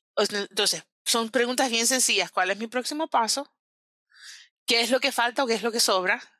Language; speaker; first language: Spanish; early bilingual, heritage; Spanish